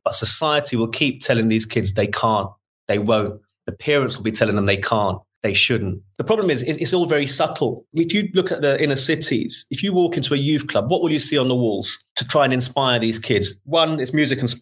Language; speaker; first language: English; native; English